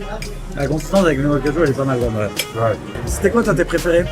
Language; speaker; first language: French; native; French